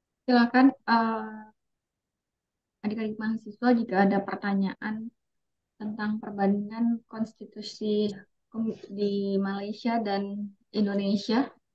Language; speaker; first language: Indonesian; native; Indonesian